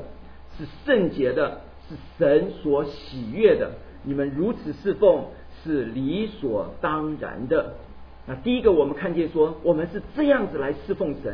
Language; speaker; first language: Chinese; native; Chinese